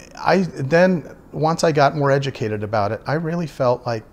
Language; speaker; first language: English; native; English